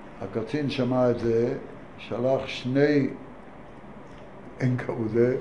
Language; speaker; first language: Hebrew; non-native, fluent; Yiddish